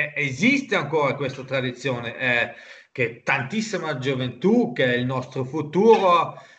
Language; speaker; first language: Italian; non-native, local second language; German